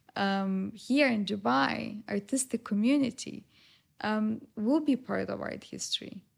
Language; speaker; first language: English; non-native, fluent; Lithuanian